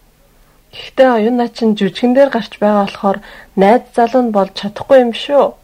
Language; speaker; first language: Mongolian; native; Mongolian